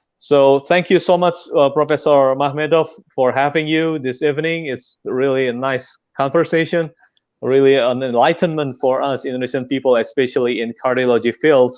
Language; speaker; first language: English; non-native, fluent; Indonesian